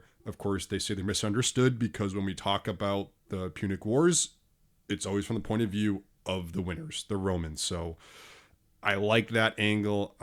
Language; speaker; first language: English; native; English